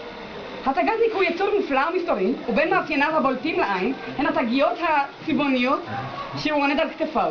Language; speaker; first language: Hebrew; native; Hebrew